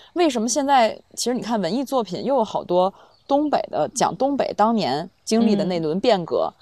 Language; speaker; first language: Chinese; native; Chinese